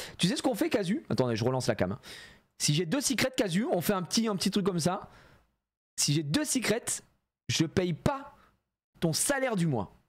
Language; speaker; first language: French; native; French